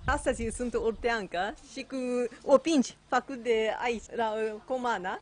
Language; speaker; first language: Romanian; non-native, fluent; Japanese